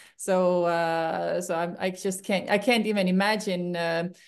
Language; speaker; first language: English; non-native, fluent; Estonian